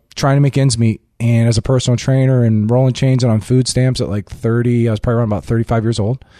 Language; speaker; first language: English; native; English